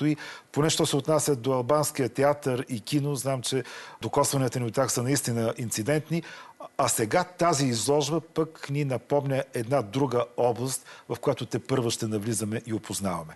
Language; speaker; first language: Bulgarian; native; Bulgarian